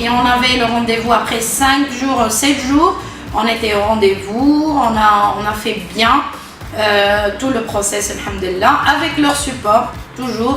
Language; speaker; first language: French; non-native, local second language; Arabic